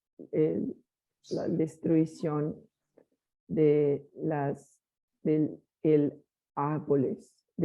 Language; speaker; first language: Spanish; non-native, learner; Portuguese